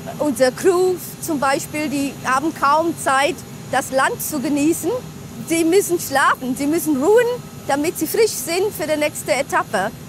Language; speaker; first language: German; non-native, fluent; English